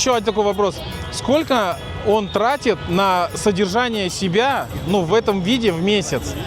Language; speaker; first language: Russian; native; Russian